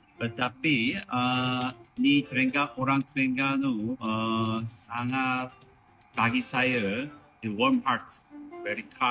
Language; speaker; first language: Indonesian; non-native, learner; Korean